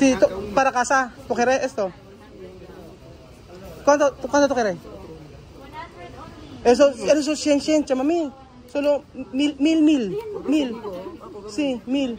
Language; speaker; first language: Spanish; non-native, learner; Filipino